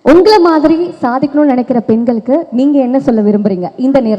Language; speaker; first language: Tamil; native; Tamil